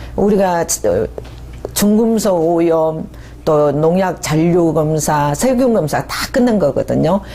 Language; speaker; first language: Korean; native; Korean